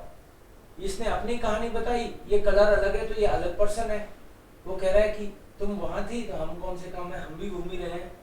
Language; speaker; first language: Hindi; native; Hindi